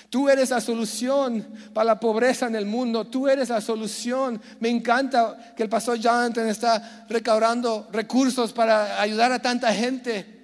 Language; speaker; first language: Spanish; early bilingual, heritage; Spanish